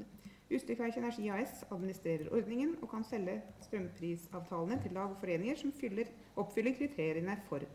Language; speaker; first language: Norwegian; native; Norwegian